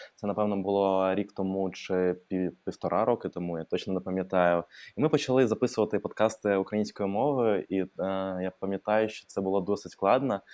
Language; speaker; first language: Ukrainian; non-native, local second language; Russian